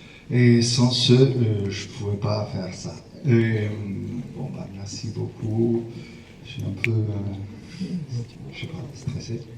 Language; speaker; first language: French; non-native, fluent; Spanish